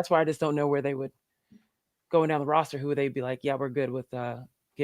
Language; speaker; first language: English; native; English